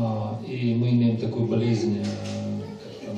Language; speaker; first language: Russian; native; Russian